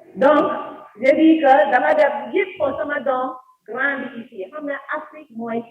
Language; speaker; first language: French; non-native, local second language; Wolof